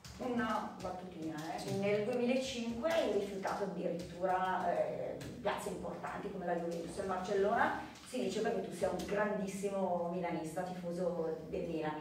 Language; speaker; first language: Italian; native; Italian